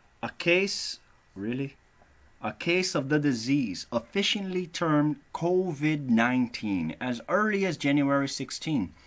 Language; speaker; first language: English; non-native, fluent; Portuguese